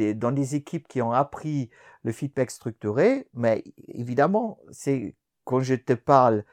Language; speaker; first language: French; non-native, fluent; German